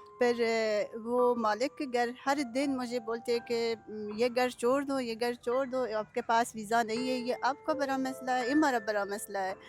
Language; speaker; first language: Urdu; non-native, learner; Persian